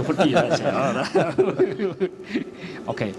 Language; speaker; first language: French; non-native, learner; Chinese